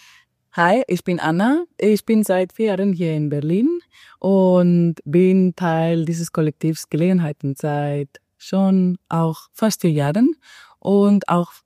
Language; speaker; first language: German; non-native, fluent; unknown